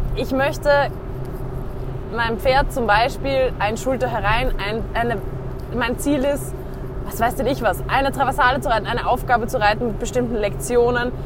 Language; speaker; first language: German; native; German